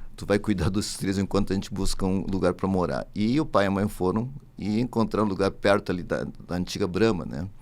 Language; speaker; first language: Portuguese; early bilingual, other home language; Japanese